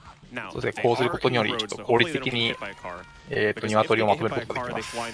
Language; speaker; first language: Japanese; native; Japanese